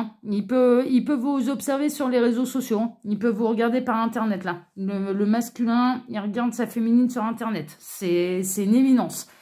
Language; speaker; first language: French; native; French